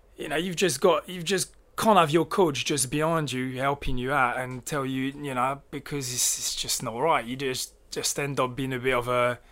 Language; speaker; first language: English; early bilingual, other home language; French